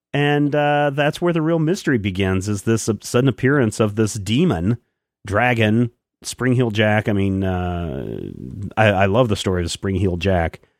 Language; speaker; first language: English; native; English